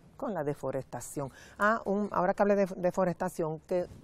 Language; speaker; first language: Spanish; native; Spanish